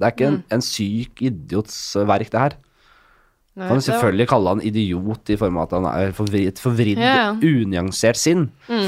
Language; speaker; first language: Norwegian; native; Norwegian